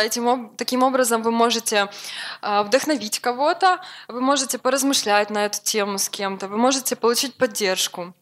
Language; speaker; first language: Russian; native; Russian